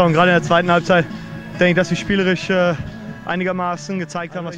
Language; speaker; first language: German; native; German